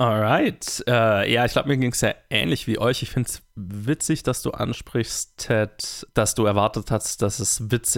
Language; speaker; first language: German; native; German